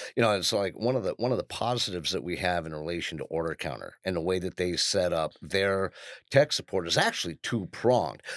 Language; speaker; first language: English; native; English